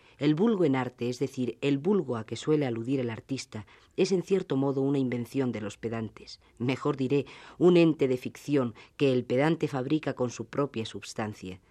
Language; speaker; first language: Spanish; native; Spanish